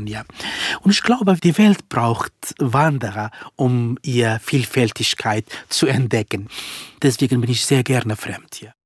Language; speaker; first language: German; non-native, fluent; Kurdish